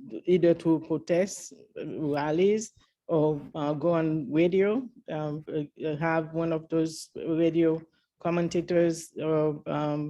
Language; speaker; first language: English; early bilingual, other home language; Haitian Creole